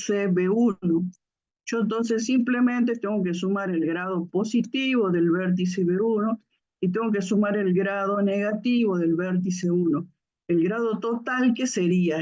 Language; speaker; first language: Spanish; native; Spanish